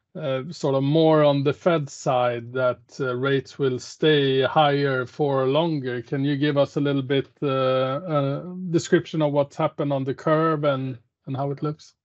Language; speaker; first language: English; non-native, fluent; Swedish